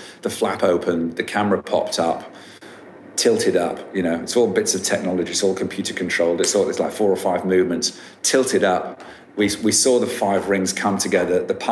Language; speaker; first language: English; native; English